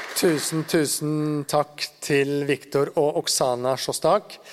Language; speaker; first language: Norwegian; native; Norwegian